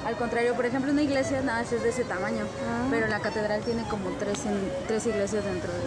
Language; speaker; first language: Spanish; native; Spanish